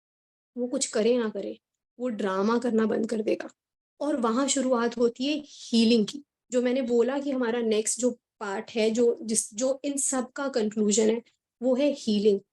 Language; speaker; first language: Hindi; native; Hindi